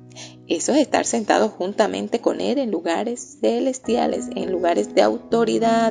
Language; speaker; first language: Spanish; native; Spanish